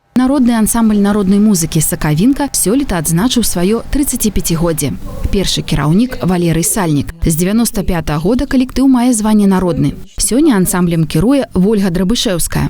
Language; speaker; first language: Belarusian; native; Belarusian